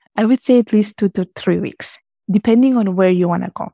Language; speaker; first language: English; early bilingual, heritage; Italian